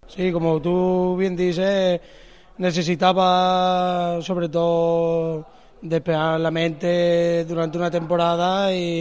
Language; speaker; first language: Spanish; native; Spanish